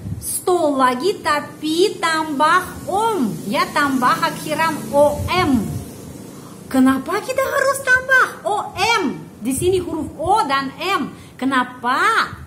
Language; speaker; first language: Indonesian; non-native, fluent; Russian